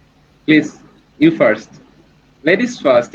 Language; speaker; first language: English; non-native, learner; Bangla